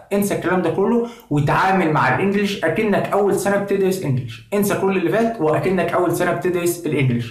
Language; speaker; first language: Arabic; native; Arabic